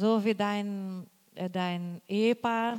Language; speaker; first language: German; non-native, learner; Portuguese